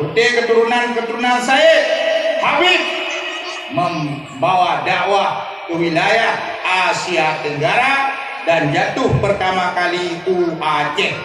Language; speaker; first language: Malay; non-native, local second language; Achinese